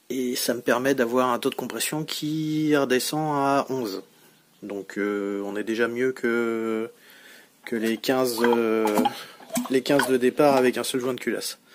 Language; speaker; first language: French; native; French